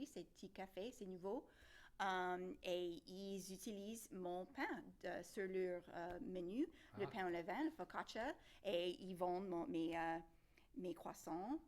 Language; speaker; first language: French; non-native, local second language; English